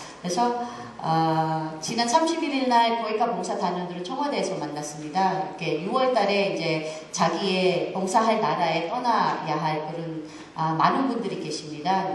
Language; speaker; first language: Korean; non-native, fluent; Filipino